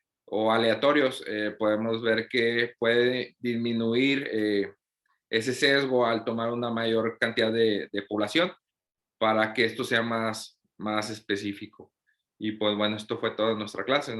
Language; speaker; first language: Spanish; native; Spanish